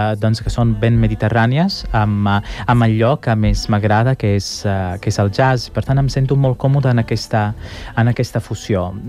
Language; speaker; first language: Catalan; non-native, fluent; Italian